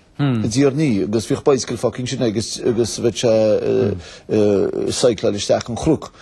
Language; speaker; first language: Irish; native; Irish